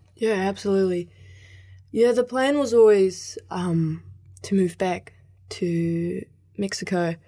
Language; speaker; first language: English; early bilingual, other home language; Spanish